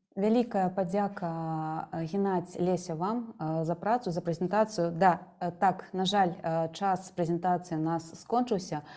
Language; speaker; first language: Belarusian; native; Belarusian